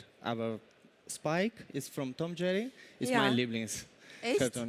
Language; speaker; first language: German; non-native, learner; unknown